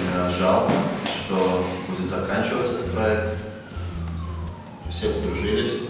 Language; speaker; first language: Russian; non-native, local second language; Latvian